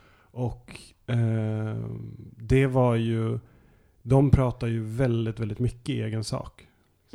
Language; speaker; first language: Swedish; native; Swedish